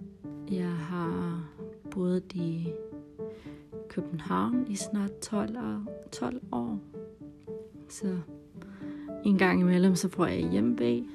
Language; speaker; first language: Danish; non-native, local second language; Kalaallisut